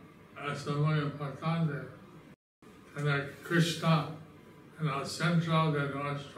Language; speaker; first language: Spanish; non-native, learner; English